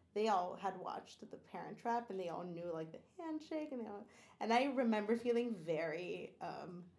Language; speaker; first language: English; non-native, fluent; Portuguese